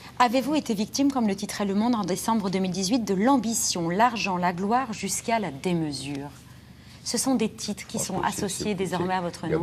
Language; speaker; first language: French; native; French